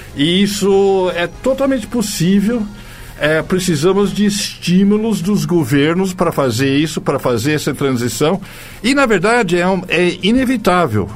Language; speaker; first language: Portuguese; non-native, fluent; English